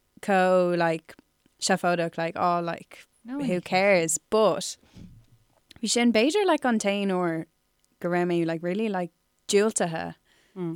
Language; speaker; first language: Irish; non-native, local second language; English